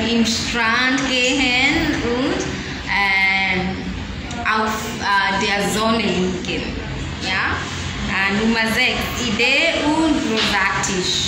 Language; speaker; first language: German; non-native, learner; English